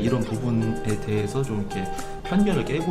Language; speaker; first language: Korean; native; Korean